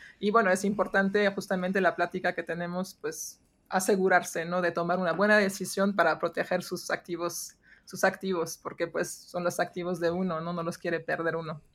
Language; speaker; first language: Spanish; non-native, fluent; French